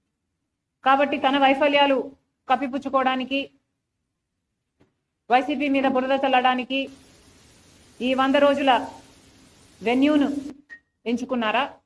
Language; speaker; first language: Telugu; native; Telugu